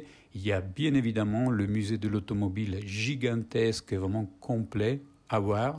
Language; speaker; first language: French; non-native, fluent; Italian